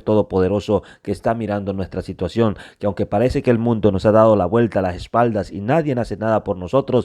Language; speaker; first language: Spanish; native; Spanish